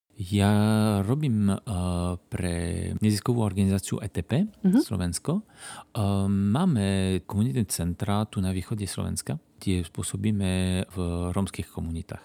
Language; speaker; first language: Slovak; non-native, fluent; French